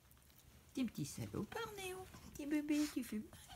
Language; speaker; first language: French; native; French